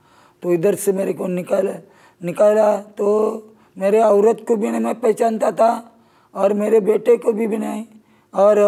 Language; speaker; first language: Hindi; non-native, local second language; Marathi